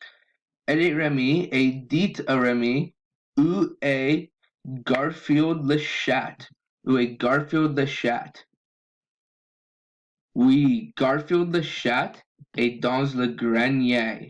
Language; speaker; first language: French; non-native, learner; English